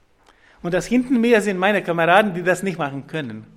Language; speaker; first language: German; non-native, fluent; Croatian